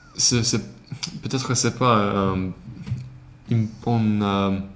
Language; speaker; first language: French; non-native, learner; Swedish